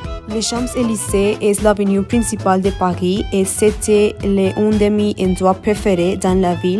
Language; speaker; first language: French; non-native, learner; Spanish